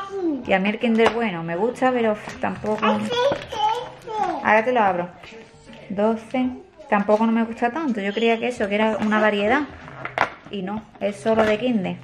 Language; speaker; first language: Spanish; native; Spanish